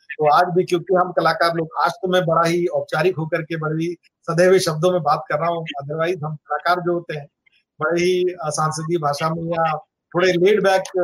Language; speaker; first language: Hindi; non-native, local second language; Marathi